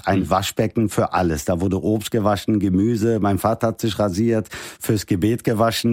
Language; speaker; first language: German; early bilingual, heritage; Turkish